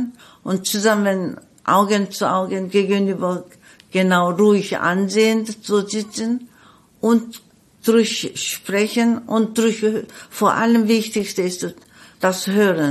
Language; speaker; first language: German; non-native, fluent; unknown